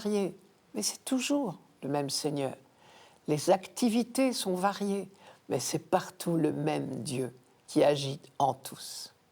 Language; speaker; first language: French; native; French